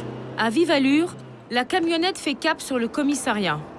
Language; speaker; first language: French; native; French